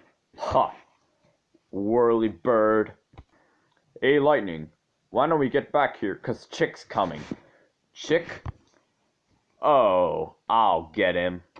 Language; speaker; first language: English; native; English